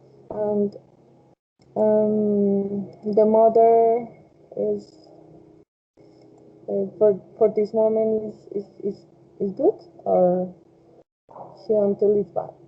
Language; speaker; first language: English; non-native, fluent; Spanish